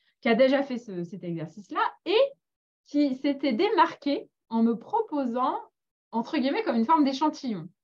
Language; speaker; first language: French; native; French